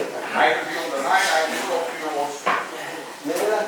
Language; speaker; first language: English; non-native, fluent; Indonesian